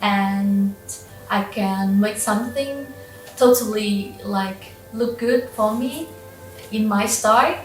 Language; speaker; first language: English; non-native, local second language; Vietnamese